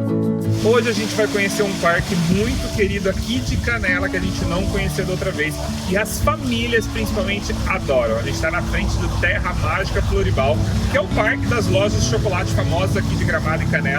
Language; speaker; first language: Portuguese; native; Portuguese